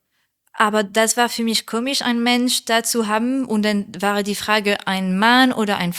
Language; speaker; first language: German; non-native, learner; French